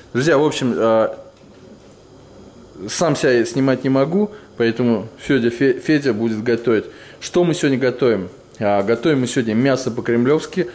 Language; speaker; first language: Russian; native; Russian